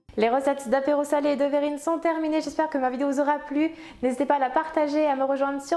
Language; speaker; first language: French; native; French